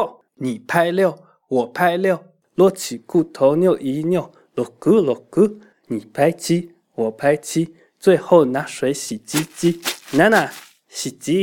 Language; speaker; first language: Chinese; native; Chinese